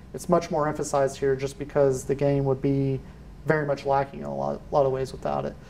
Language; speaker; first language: English; native; English